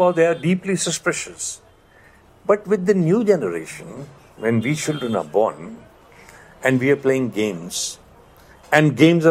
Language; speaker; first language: English; non-native, local second language; Punjabi